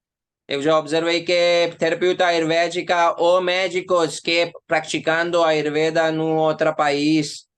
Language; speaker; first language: Portuguese; non-native, learner; Hindi